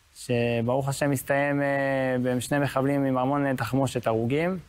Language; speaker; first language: Hebrew; native; Hebrew